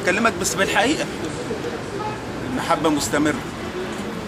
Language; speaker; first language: Arabic; native; Arabic